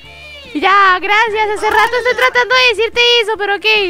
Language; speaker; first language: Spanish; native; Spanish